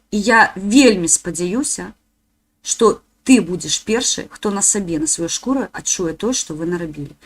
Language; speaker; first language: Belarusian; native; Belarusian